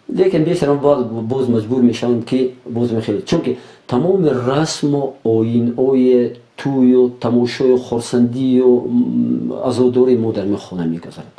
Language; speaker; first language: Tajik; non-native, local second language; Shughni